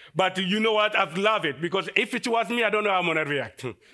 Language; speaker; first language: English; non-native, fluent; Lingala